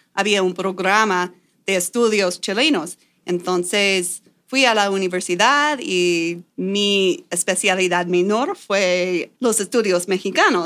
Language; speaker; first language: Spanish; non-native, fluent; English